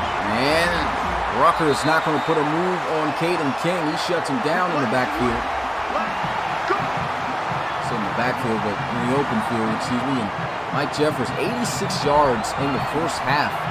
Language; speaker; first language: English; native; English